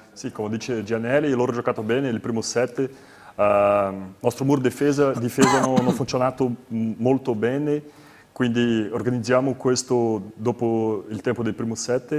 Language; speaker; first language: Italian; non-native, learner; Portuguese